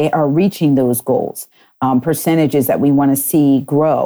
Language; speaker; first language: English; native; English